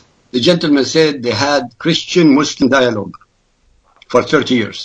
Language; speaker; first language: English; non-native, fluent; Arabic